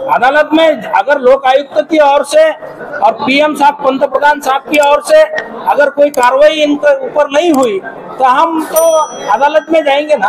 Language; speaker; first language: Hindi; non-native, local second language; Marathi